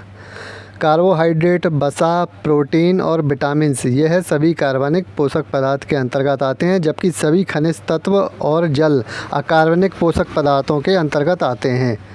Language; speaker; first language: Hindi; native; Hindi